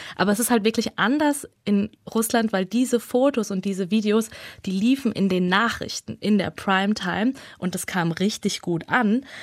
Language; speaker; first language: German; early bilingual, other home language; Russian